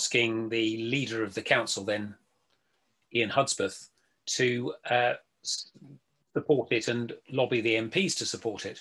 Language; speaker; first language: English; native; English